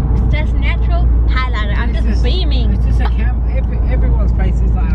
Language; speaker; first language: English; native; English